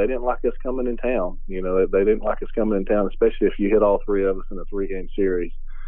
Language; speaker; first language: English; native; English